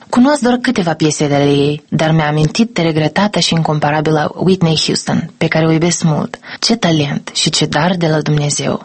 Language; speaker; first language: Romanian; native; Romanian